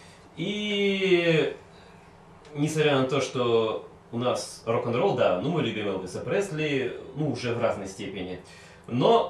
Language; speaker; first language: Russian; native; Russian